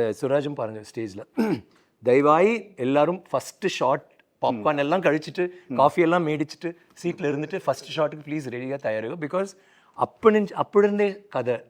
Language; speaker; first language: Tamil; non-native, learner; Malayalam